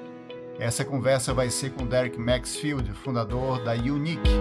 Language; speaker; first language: Portuguese; native; Portuguese